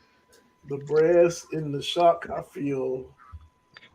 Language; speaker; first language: English; native; English